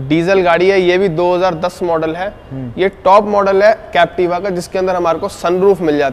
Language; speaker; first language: Hindi; native; Hindi